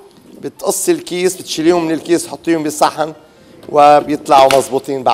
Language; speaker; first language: Arabic; native; Arabic